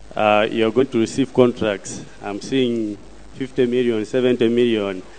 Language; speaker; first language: English; non-native, local second language; Nyanja